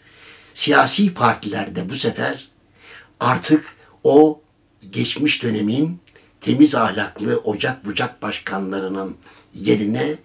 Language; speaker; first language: Turkish; native; Turkish